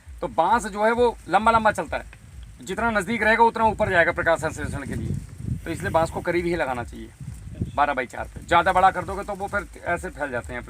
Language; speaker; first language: Hindi; native; Hindi